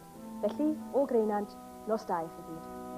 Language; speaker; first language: Welsh; native; Welsh